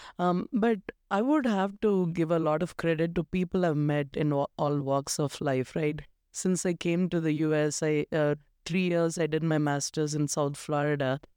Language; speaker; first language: English; non-native, local second language; Malayalam